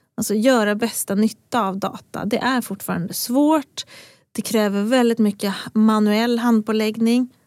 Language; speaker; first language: Swedish; native; Swedish